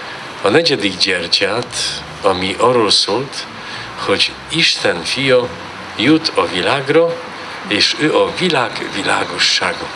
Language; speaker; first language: Hungarian; non-native, learner; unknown